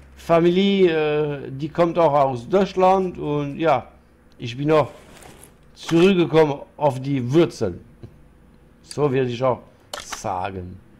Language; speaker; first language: German; non-native, learner; French